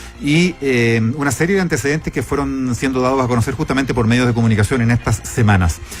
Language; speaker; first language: Spanish; native; Spanish